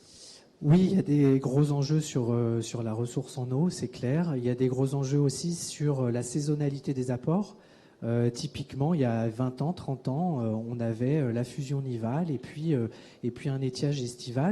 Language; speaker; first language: French; native; French